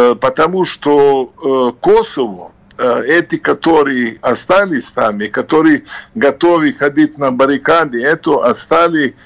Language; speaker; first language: Russian; non-native, fluent; Serbian